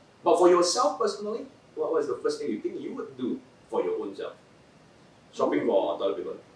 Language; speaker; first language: English; non-native, local second language; Chinese